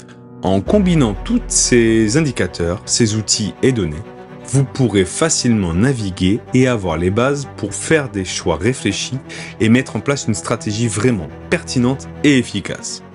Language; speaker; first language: French; native; French